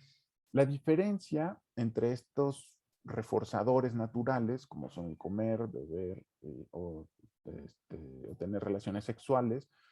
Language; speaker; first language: Spanish; native; Spanish